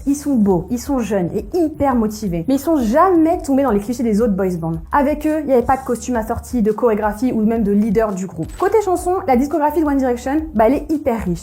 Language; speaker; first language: French; native; French